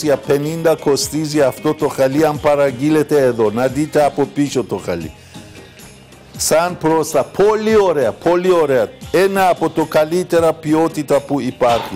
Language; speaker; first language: Greek; non-native, learner; Persian